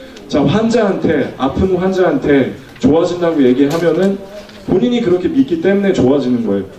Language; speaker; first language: Korean; early bilingual, heritage; Korean